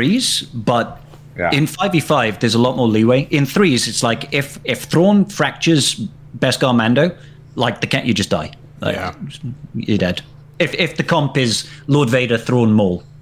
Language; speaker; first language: English; native; English